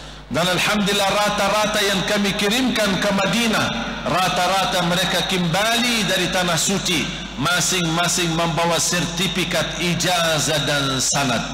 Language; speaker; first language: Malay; non-native, fluent; Arabic